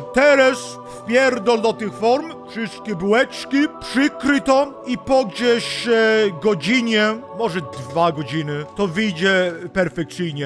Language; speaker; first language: Polish; non-native, learner; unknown